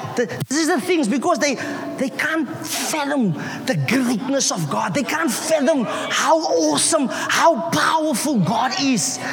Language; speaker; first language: English; non-native, local second language; Afrikaans